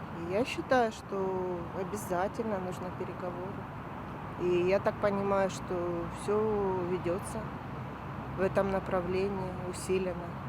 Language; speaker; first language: Russian; native; Russian